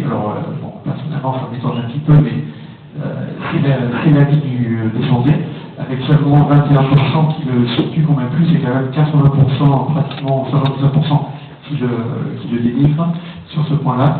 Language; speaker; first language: French; native; French